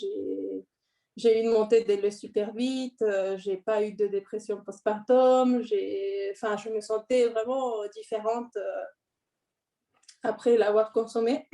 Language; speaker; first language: French; non-native, fluent; Spanish